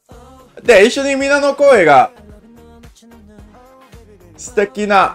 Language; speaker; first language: Japanese; non-native, learner; English